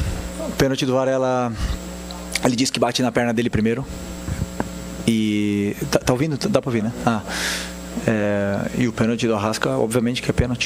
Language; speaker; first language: Portuguese; native; Portuguese